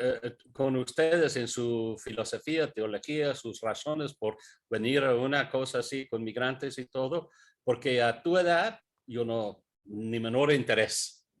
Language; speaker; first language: Spanish; non-native, fluent; English